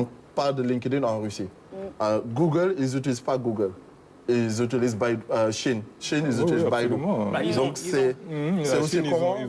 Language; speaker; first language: French; non-native, local second language; Wolof